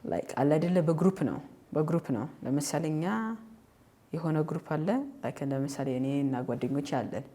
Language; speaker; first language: Amharic; early bilingual, heritage; Amharic